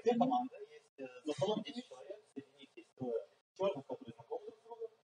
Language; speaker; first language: Russian; native; Russian